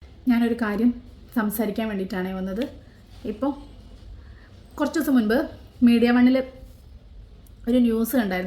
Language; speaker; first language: Malayalam; native; Malayalam